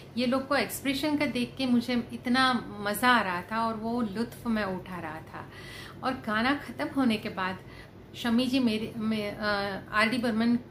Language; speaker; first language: Hindi; non-native, local second language; Gujarati